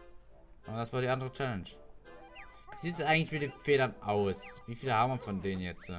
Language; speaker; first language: German; native; German